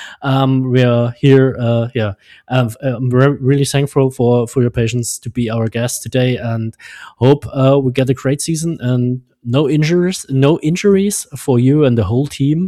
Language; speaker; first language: English; non-native, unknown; German